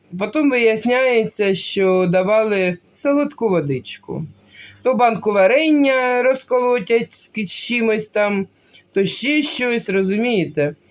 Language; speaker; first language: Ukrainian; non-native, local second language; Russian